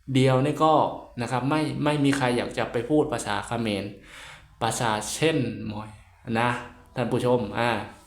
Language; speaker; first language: Thai; native; Thai